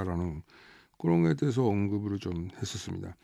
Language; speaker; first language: Korean; native; Korean